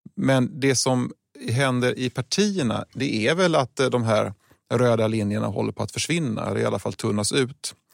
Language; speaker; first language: Swedish; native; Swedish